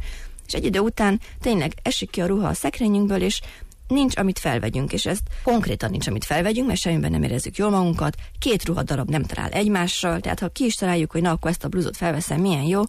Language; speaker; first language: Hungarian; native; Hungarian